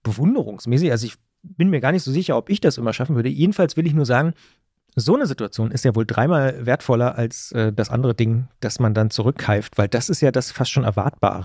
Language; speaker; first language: German; native; German